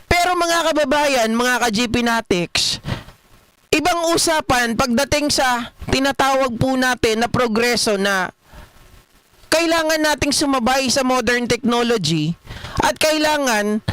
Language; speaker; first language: Filipino; native; Filipino